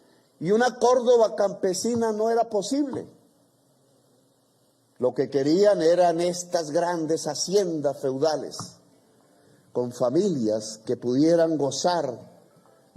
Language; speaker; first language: Spanish; native; Spanish